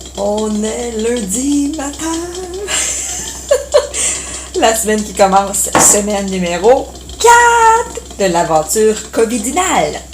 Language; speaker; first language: French; native; French